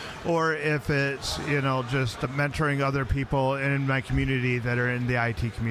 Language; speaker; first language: English; native; English